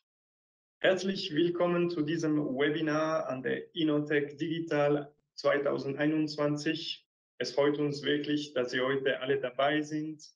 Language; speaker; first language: German; non-native, fluent; French